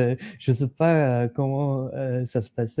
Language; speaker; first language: French; non-native, fluent; English